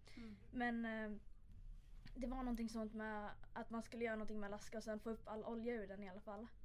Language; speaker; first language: Swedish; native; Swedish